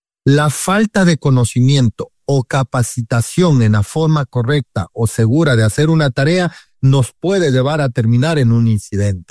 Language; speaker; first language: Spanish; native; Spanish